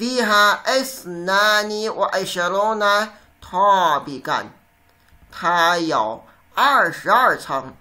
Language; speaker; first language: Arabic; non-native, fluent; Chinese